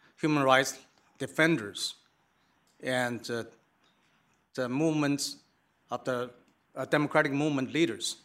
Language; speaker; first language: English; non-native, fluent; Chinese